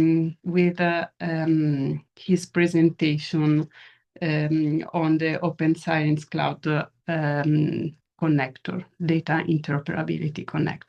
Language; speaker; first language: English; non-native, fluent; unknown